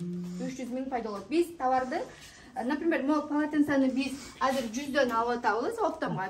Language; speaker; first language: Kyrgyz; native; Kyrgyz